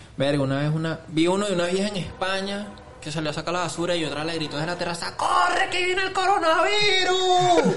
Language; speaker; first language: Spanish; early bilingual, other home language; Chinese